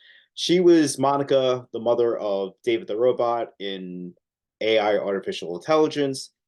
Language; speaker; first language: English; native; English